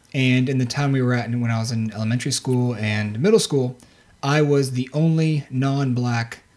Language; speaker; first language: English; native; English